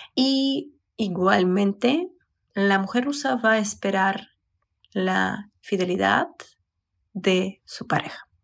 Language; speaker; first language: Spanish; non-native, fluent; Russian